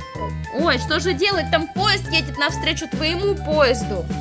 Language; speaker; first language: Russian; native; Russian